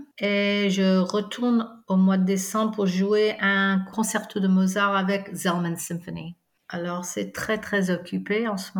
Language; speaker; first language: French; non-native, fluent; English